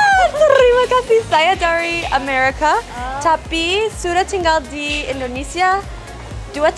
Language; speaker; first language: Indonesian; non-native, learner; English